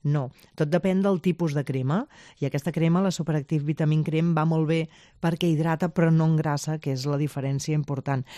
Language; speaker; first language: Catalan; native; Catalan